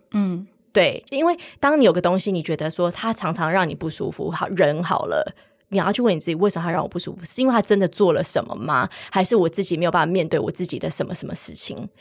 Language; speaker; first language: Chinese; early bilingual, heritage; Chinese